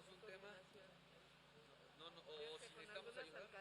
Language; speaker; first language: Spanish; native; Spanish